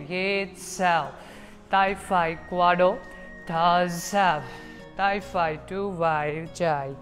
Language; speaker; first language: Vietnamese; non-native, learner; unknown